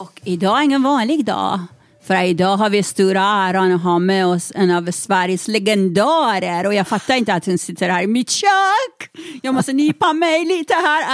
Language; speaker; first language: Swedish; non-native, fluent; Persian